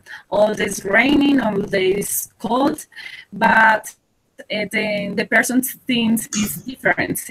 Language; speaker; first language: English; non-native, learner; Spanish